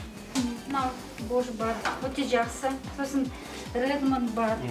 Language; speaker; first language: Kazakh; non-native, local second language; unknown